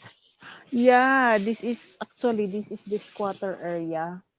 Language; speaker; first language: English; non-native, local second language; Filipino